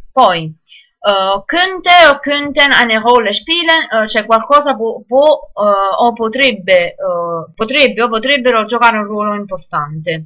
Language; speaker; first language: Italian; non-native, local second language; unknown